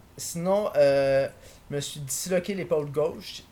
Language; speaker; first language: French; native; French